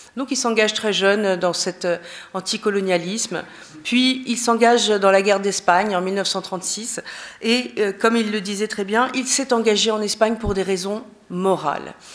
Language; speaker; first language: French; native; French